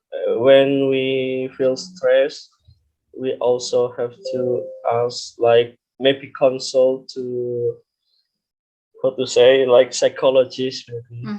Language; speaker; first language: English; non-native, learner; Indonesian